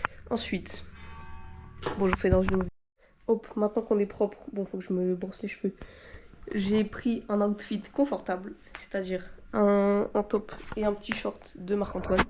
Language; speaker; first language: French; native; French